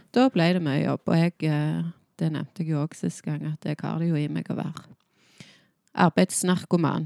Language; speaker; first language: Norwegian; native; Norwegian